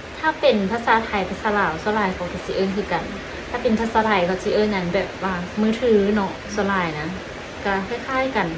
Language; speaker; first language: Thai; non-native, learner; Lao